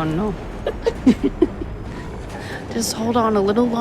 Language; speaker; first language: English; native; English